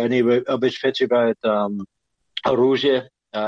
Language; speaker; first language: Russian; non-native, fluent; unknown